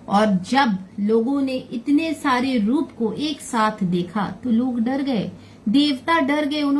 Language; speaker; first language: Hindi; non-native, local second language; Bangla